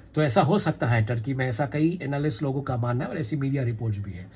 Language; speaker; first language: Hindi; non-native, local second language; Gujarati